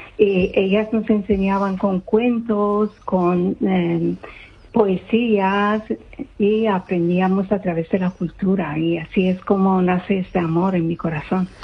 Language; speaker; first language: Spanish; non-native, fluent; Persian